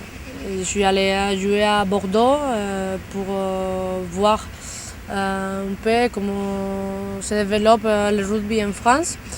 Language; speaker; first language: French; non-native, fluent; Spanish